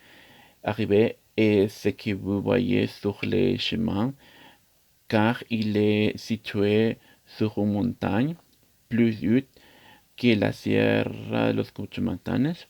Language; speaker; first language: French; non-native, learner; Spanish